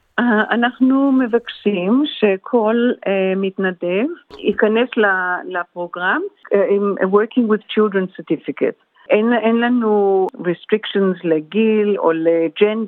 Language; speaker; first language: Hebrew; early bilingual, heritage; Hebrew